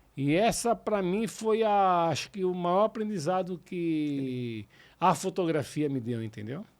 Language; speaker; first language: Portuguese; native; Portuguese